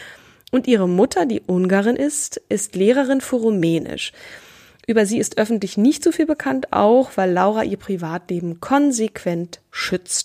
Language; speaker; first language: German; native; German